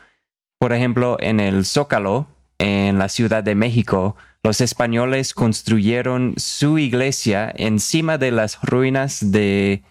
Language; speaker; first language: Spanish; non-native, fluent; English